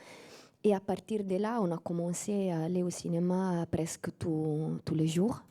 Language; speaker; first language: French; non-native, fluent; Italian